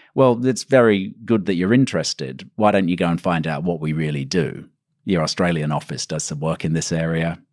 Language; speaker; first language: English; native; English